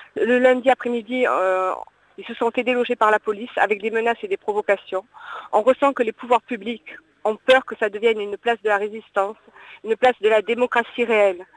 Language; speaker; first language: French; native; French